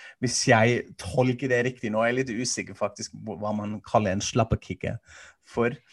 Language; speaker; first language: Norwegian; non-native, fluent; German